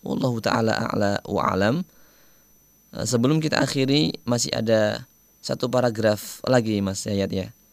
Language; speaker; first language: Indonesian; native; Indonesian